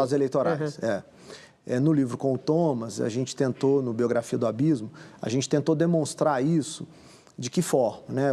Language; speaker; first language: Portuguese; native; Portuguese